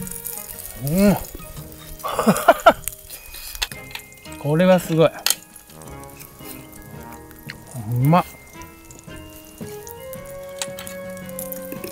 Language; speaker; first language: Japanese; native; Japanese